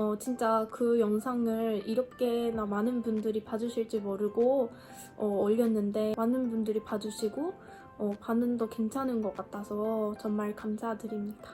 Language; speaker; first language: Korean; non-native, fluent; Japanese